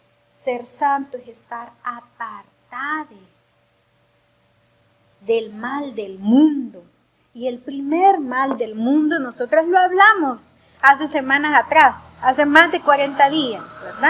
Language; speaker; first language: Spanish; native; Spanish